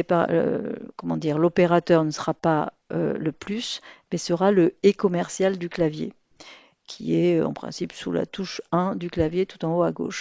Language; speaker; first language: French; native; French